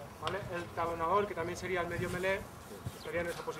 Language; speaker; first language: Spanish; native; Spanish